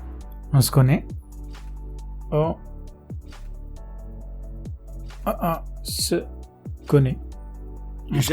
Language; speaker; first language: French; non-native, learner; Hindi